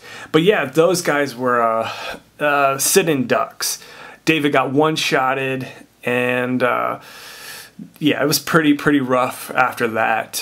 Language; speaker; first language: English; native; English